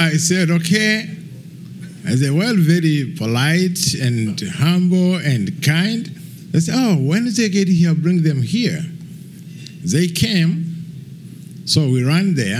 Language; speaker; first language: English; non-native, local second language; Kinyarwanda